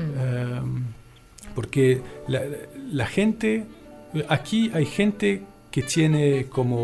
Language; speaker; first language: Spanish; non-native, fluent; French